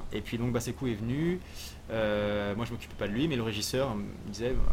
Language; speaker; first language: French; native; French